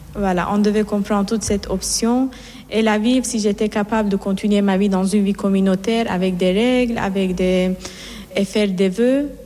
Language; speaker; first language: French; non-native, fluent; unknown